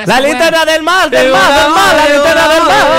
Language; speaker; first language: Spanish; native; Spanish